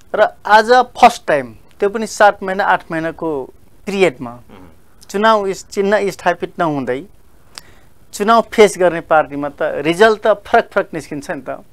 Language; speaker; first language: Nepali; non-native, local second language; Dangaura Tharu